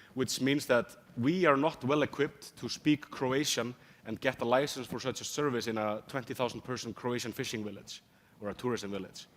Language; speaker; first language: English; non-native, fluent; Icelandic